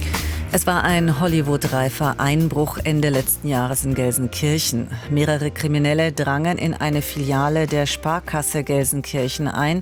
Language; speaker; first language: German; native; German